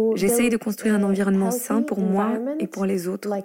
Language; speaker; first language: French; non-native, fluent; Arabic